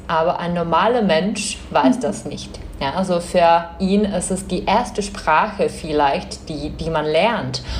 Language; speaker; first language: German; non-native, fluent; Czech